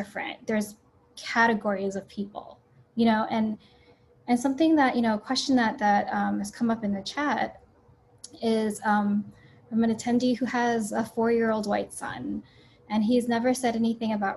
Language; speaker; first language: English; early bilingual, other home language; Cantonese